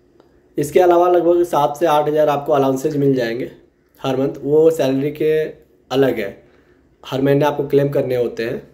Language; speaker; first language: Hindi; native; Hindi